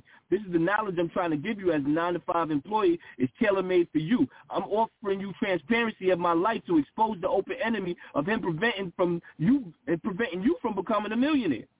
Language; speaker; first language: English; native; English